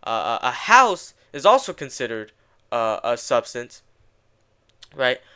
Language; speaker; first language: English; native; English